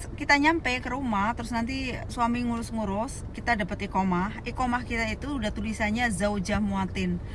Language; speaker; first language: Indonesian; native; Indonesian